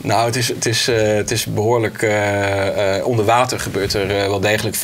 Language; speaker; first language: Dutch; native; Dutch